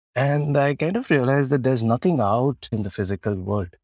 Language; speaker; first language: English; non-native, local second language; Marathi